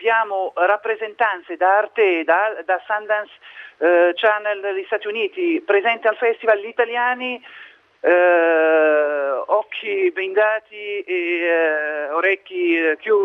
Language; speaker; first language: Italian; non-native, fluent; Arabic